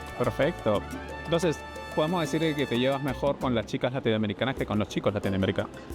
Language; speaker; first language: Spanish; native; Spanish